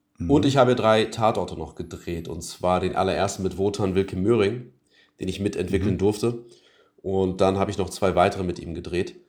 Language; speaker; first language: German; early bilingual, other home language; Turkish